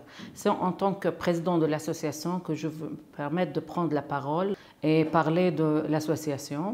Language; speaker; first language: French; non-native, fluent; Arabic